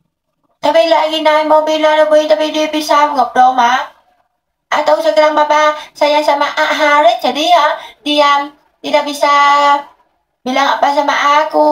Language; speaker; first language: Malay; non-native, learner; Vietnamese